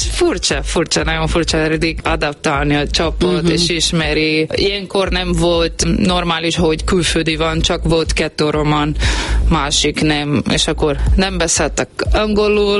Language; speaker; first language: Hungarian; non-native, learner; Portuguese